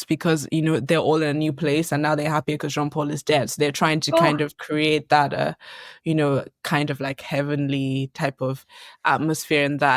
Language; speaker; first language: English; native; English